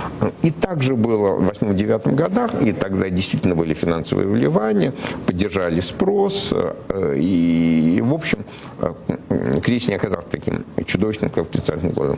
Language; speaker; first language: Russian; native; Russian